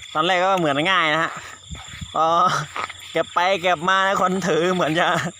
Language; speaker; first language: Thai; native; Thai